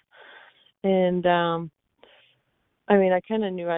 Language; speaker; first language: English; non-native, fluent; Czech